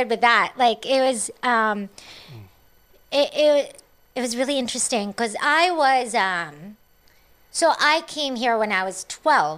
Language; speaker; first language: English; non-native, local second language; Cebuano